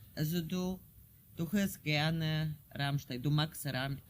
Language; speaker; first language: German; non-native, fluent; Polish